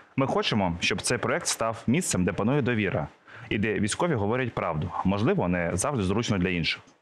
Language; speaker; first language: Ukrainian; native; Ukrainian